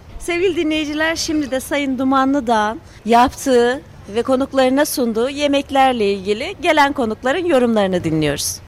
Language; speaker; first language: Turkish; native; Turkish